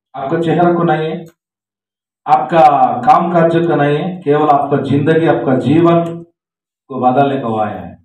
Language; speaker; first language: Hindi; non-native, local second language; Telugu